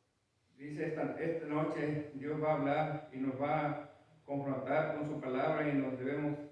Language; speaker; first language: Spanish; native; Spanish